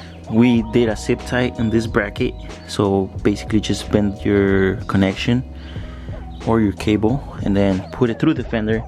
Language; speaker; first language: English; native; English